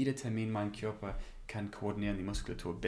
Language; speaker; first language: German; non-native, learner; English